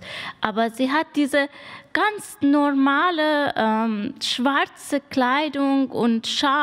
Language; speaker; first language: German; non-native, learner; Persian